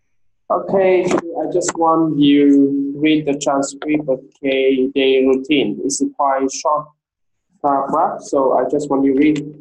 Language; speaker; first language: English; non-native, learner; Vietnamese